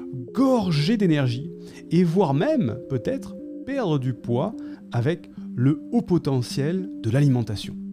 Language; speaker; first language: French; native; French